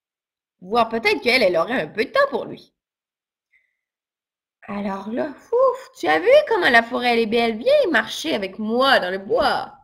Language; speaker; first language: French; native; French